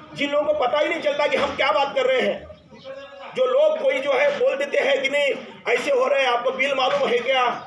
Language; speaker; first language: Hindi; non-native, local second language; Marathi